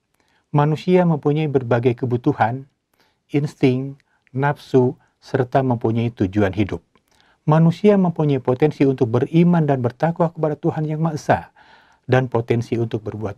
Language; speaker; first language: Indonesian; native; Indonesian